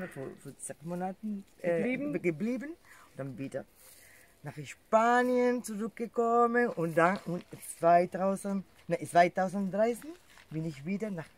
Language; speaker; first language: German; non-native, learner; Spanish